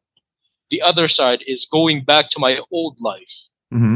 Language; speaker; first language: English; non-native, local second language; Filipino